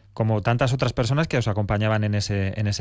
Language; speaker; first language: Spanish; native; Spanish